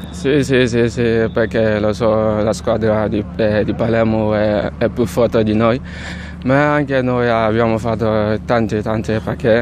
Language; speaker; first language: Italian; non-native, learner; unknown